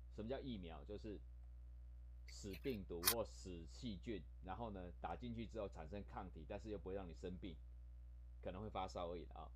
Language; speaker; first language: Chinese; native; Chinese